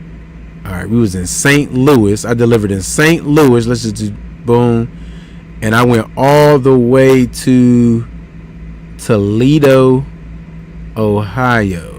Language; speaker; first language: English; native; English